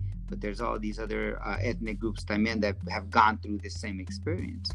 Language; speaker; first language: English; early bilingual, other home language; Spanish